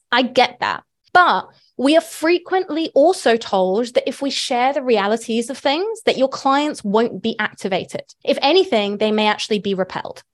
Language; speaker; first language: English; native; English